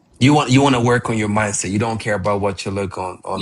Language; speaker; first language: English; non-native, fluent; Amharic